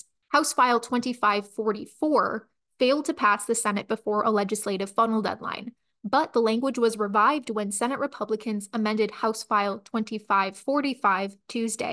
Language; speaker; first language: English; native; English